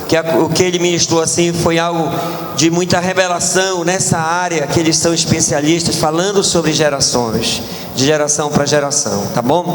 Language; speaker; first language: Portuguese; native; Portuguese